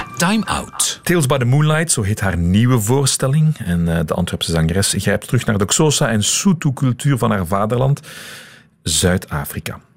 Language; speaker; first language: Dutch; native; Dutch